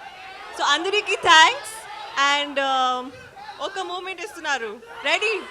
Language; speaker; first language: Telugu; non-native, learner; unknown